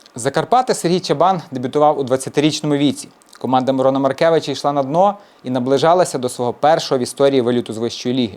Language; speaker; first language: Ukrainian; native; Ukrainian